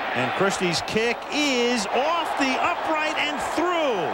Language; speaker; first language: English; native; English